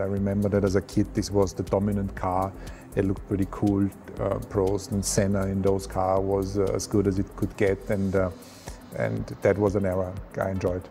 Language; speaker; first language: English; non-native, fluent; German